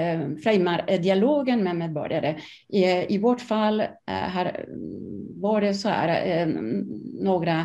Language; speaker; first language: Swedish; non-native, fluent; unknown